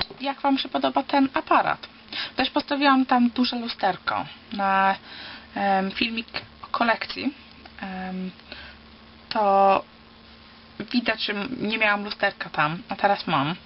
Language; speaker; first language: Polish; early bilingual, heritage; Polish